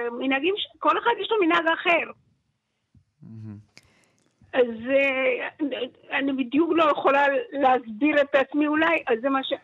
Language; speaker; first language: Hebrew; early bilingual, other home language; Persian